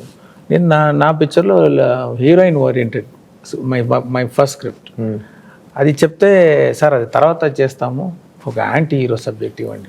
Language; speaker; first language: Telugu; non-native, local second language; Tamil